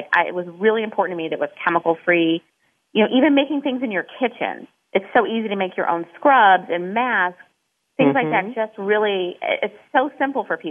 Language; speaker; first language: English; native; English